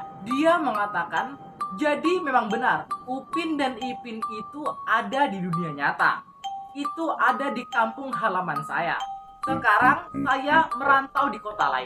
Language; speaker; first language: Indonesian; native; Indonesian